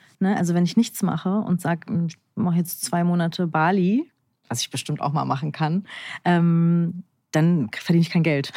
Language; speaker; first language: German; early bilingual, other home language; Turkish